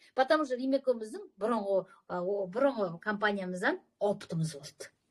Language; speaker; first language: Russian; non-native, local second language; Kazakh